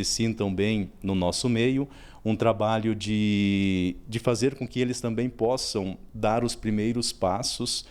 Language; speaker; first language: Portuguese; native; Portuguese